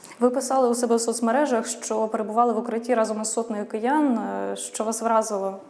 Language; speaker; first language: Ukrainian; native; Ukrainian